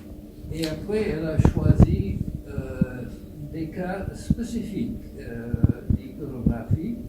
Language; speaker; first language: French; non-native, fluent; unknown